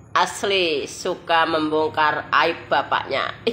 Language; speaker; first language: Indonesian; native; Indonesian